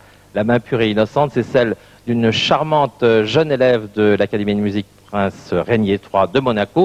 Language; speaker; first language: French; native; French